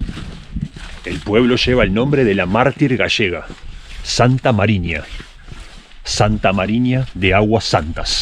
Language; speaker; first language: Spanish; native; Spanish